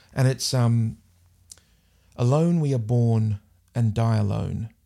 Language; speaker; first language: English; native; English